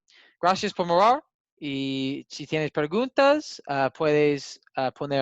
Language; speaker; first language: Spanish; non-native, learner; English